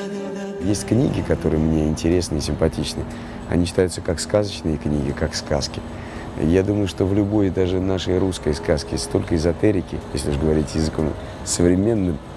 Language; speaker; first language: Russian; native; Russian